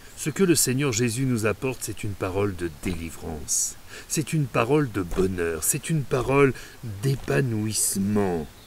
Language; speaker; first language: French; native; French